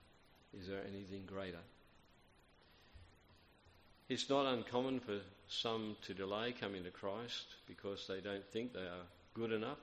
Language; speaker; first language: English; native; English